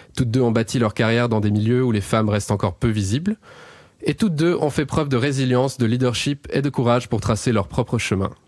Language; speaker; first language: French; native; French